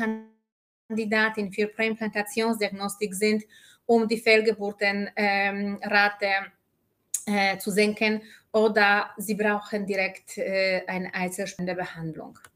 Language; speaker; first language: German; non-native, fluent; Polish